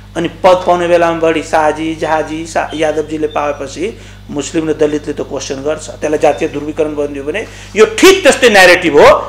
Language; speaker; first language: Nepali; non-native, local second language; Maithili